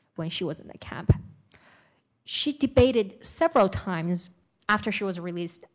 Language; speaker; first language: English; non-native, fluent; Uyghur